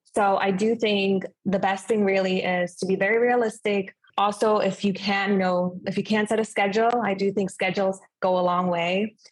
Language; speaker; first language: English; non-native, fluent; German